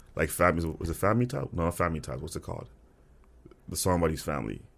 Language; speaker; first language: English; non-native, local second language; Tswana